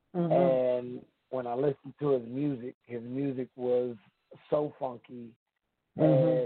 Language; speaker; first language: English; native; English